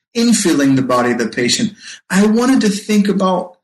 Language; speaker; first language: English; native; English